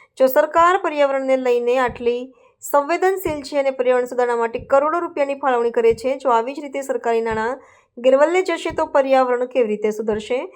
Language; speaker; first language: Gujarati; native; Gujarati